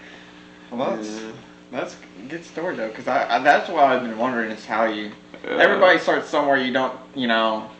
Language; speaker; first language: English; native; English